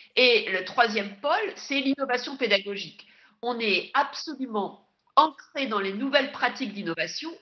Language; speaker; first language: French; native; French